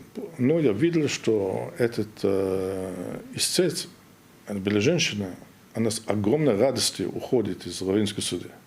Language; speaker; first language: Russian; non-native, fluent; German